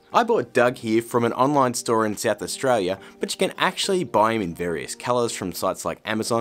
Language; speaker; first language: English; native; English